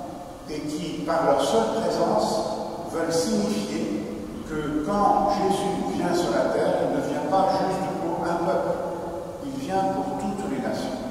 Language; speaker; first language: French; native; French